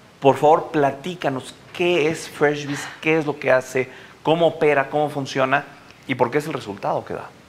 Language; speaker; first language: Spanish; native; Spanish